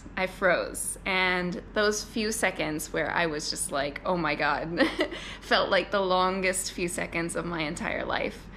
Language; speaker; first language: English; native; English